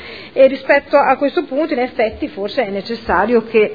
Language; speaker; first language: Italian; native; Italian